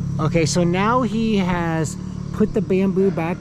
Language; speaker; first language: English; native; English